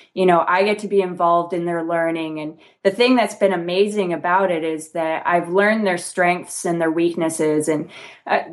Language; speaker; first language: English; native; English